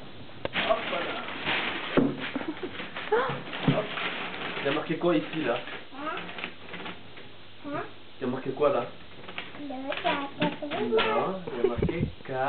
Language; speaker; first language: French; native; French